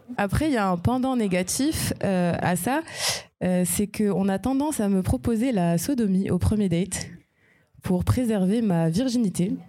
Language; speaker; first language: French; non-native, local second language; Arabic